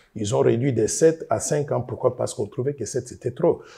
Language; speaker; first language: French; non-native, local second language; Luba-Lulua